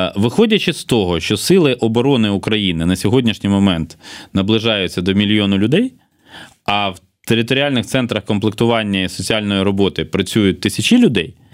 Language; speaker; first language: Ukrainian; native; Ukrainian